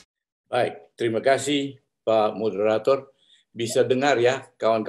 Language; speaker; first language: Malay; native; Malay